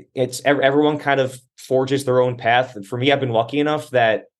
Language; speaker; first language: English; native; English